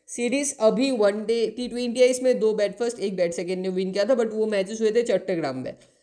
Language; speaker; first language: Hindi; non-native, local second language; Bangla